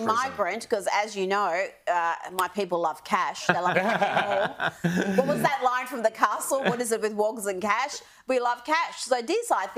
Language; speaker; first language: English; early bilingual, other home language; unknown